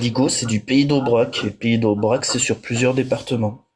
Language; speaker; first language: French; native; French